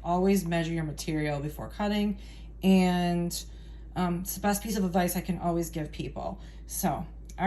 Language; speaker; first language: English; native; English